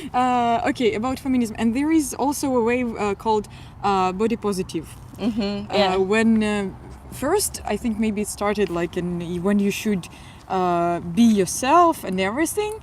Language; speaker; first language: English; non-native, fluent; Russian